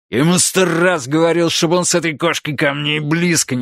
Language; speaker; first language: Russian; native; Russian